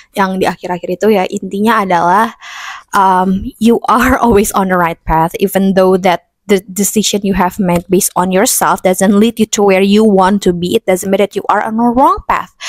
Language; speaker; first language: English; non-native, fluent; Indonesian